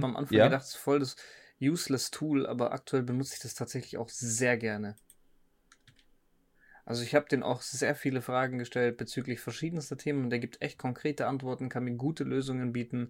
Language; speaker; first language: German; native; German